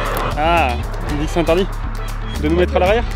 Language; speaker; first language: French; native; French